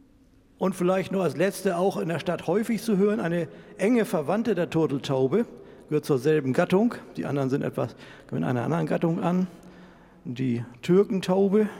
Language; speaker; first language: German; native; German